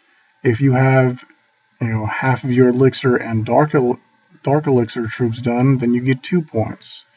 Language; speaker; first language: English; native; English